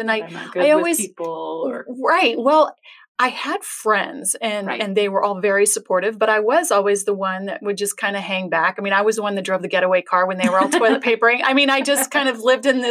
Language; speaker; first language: English; native; English